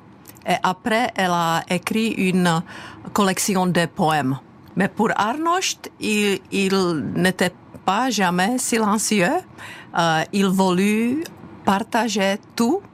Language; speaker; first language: French; non-native, fluent; Czech